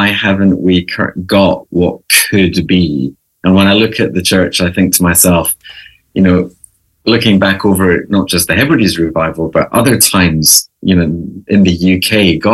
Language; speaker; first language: English; native; English